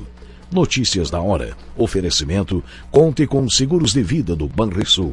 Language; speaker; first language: Portuguese; native; Portuguese